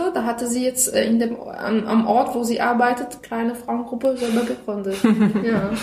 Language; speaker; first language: German; non-native, fluent; Arabic